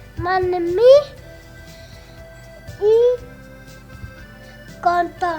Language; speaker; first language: French; non-native, learner; Arabic